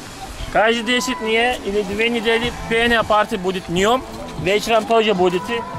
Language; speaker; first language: Russian; non-native, learner; Turkish